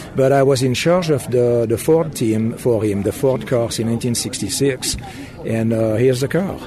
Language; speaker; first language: English; non-native, fluent; German